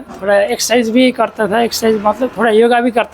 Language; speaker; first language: Hindi; non-native, learner; Nepali